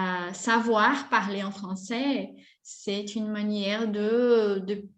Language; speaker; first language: French; non-native, fluent; Portuguese